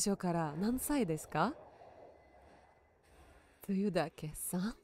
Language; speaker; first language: Japanese; non-native, learner; Russian